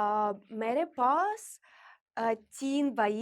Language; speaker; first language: Hindi; non-native, learner; Russian